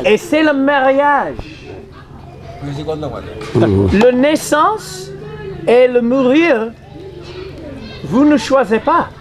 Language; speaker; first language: French; non-native, learner; English